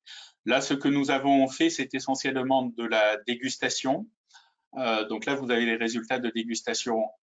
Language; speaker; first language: French; native; French